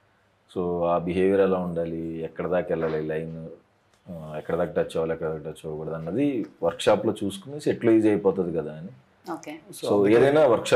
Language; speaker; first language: Telugu; native; Telugu